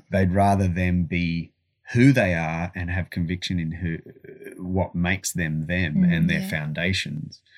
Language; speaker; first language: English; native; English